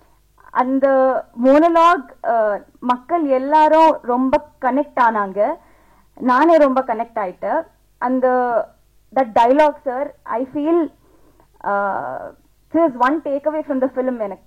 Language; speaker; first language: Tamil; non-native, local second language; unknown